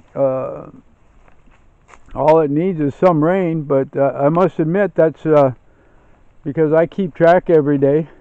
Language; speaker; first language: English; native; English